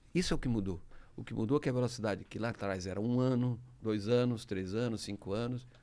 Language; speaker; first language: Portuguese; early bilingual, other home language; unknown